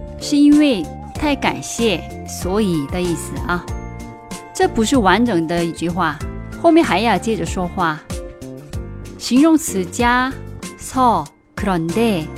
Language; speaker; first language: Chinese; non-native, fluent; Korean